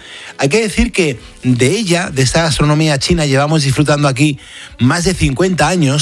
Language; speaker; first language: Spanish; native; Spanish